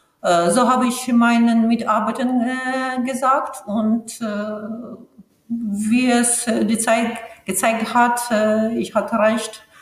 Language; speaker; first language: German; non-native, fluent; Ukrainian